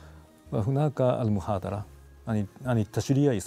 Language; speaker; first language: Arabic; non-native, fluent; Japanese